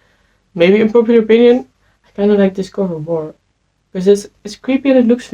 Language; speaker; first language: English; non-native, fluent; Dutch